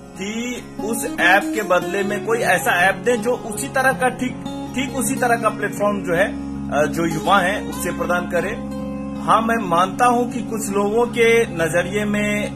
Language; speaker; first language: Hindi; native; Hindi